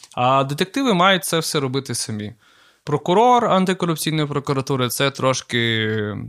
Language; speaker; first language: Ukrainian; non-native, local second language; Russian